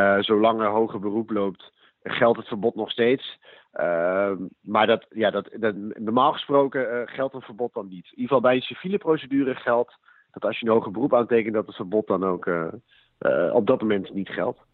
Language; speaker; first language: Dutch; native; Dutch